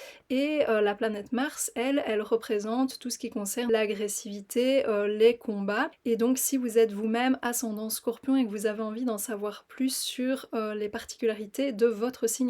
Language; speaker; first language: French; native; French